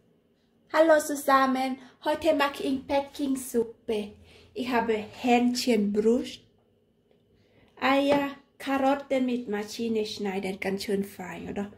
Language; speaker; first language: German; non-native, learner; Thai